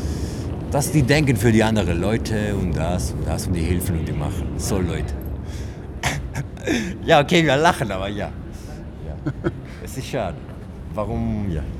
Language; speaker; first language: German; non-native, learner; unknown